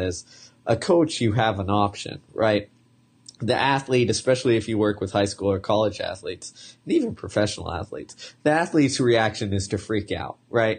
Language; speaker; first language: English; native; English